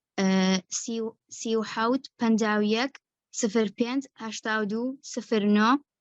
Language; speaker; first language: Central Kurdish; native; Central Kurdish